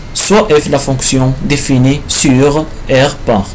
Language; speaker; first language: French; non-native, local second language; Arabic